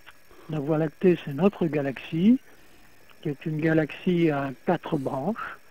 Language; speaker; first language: French; native; French